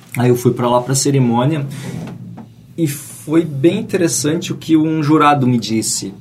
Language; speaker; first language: Portuguese; native; Portuguese